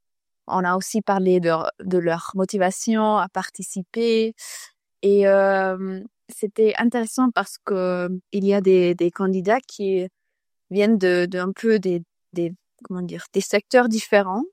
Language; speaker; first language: French; non-native, fluent; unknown